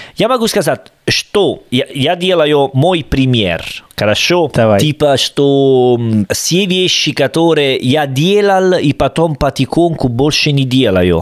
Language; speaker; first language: Russian; non-native, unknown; Italian